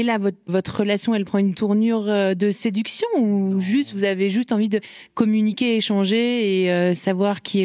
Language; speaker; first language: French; native; French